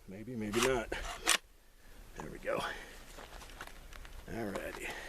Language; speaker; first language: English; native; English